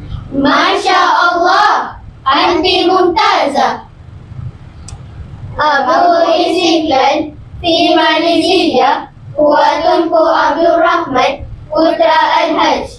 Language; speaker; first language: Arabic; non-native, learner; Malay